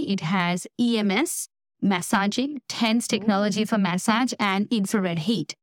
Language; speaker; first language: English; non-native, local second language; Gujarati